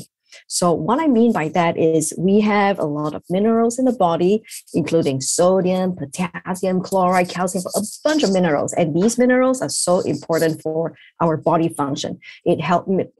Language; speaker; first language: English; non-native, local second language; Chinese